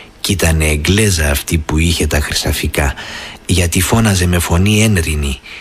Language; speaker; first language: Greek; native; Greek